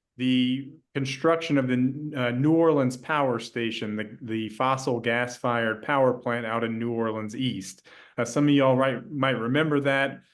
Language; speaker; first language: English; native; English